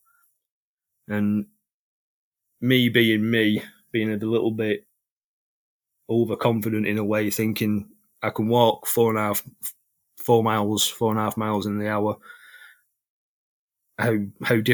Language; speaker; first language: English; native; English